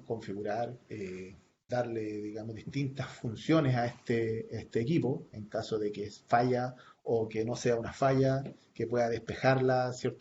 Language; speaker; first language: Spanish; native; Spanish